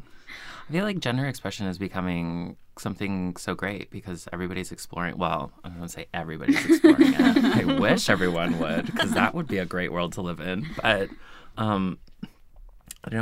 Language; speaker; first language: English; native; English